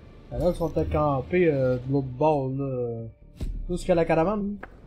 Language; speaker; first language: French; native; French